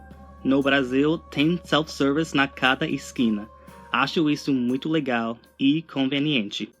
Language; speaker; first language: Portuguese; non-native, fluent; English